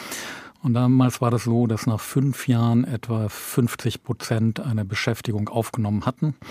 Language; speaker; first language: German; native; German